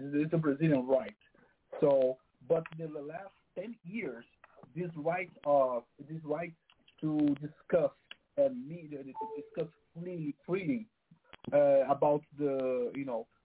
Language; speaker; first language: English; non-native, fluent; Portuguese